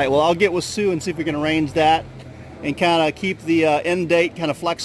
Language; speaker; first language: English; native; English